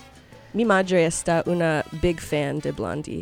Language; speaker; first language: Spanish; non-native, learner; English